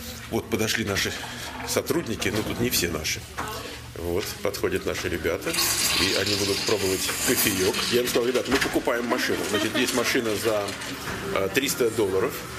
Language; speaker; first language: Russian; native; Russian